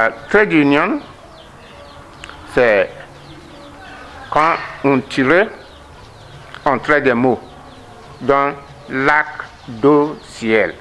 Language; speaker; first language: French; non-native, learner; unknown